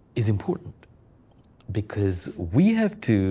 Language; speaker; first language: English; non-native, local second language; Malayalam